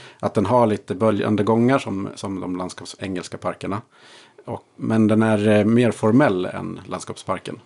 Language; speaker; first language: Swedish; native; Swedish